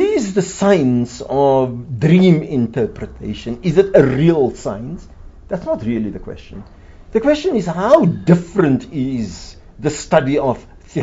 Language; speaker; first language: English; non-native, local second language; Afrikaans